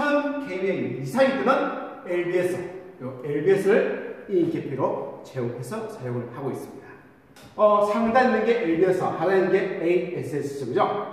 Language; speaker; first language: Korean; native; Korean